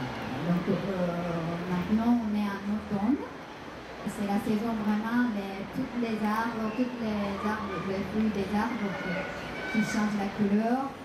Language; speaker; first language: French; non-native, fluent; Japanese